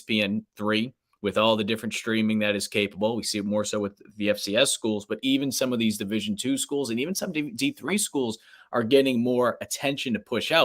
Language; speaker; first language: English; native; English